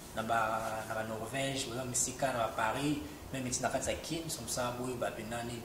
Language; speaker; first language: French; non-native, local second language; Lingala